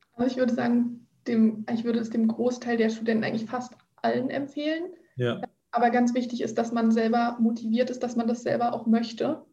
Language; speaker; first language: German; native; German